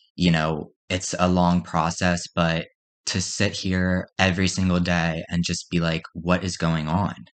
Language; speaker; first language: English; native; English